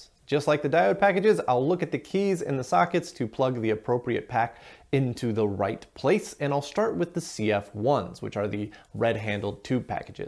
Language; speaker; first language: English; native; English